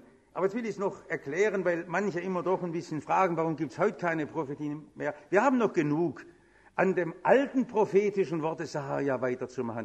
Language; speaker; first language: German; native; German